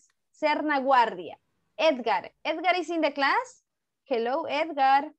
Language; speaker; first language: English; non-native, fluent; Spanish